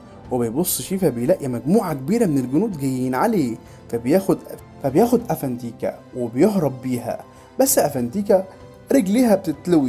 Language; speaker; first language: Arabic; native; Arabic